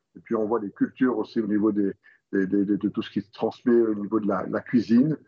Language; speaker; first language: French; native; French